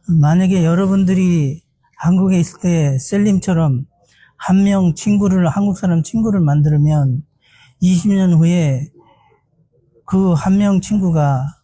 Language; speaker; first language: Korean; non-native, learner; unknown